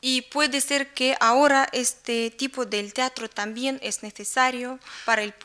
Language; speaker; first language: Spanish; non-native, learner; Russian